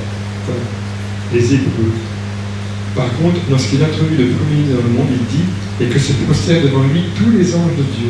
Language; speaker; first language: French; native; French